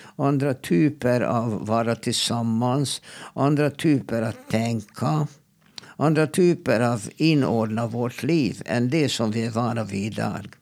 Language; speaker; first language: Swedish; non-native, fluent; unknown